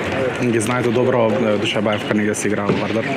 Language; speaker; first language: Macedonian; native; Macedonian